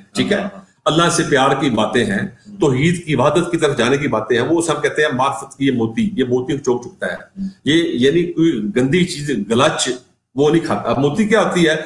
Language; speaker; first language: Urdu; non-native, local second language; Punjabi